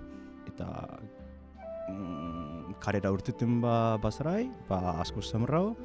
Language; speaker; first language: Basque; non-native, fluent; Japanese